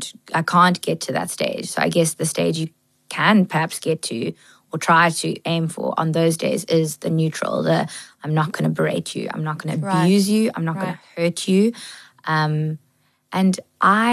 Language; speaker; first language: English; native; English